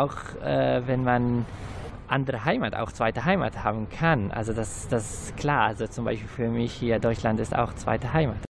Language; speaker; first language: German; non-native, fluent; Arabic